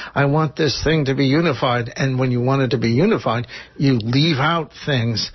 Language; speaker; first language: English; native; English